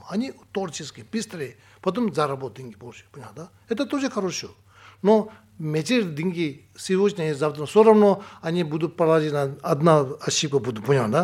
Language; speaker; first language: Russian; non-native, learner; Tibetan